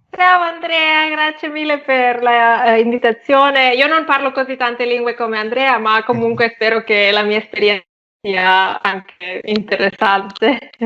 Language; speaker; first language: Italian; non-native, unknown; Catalan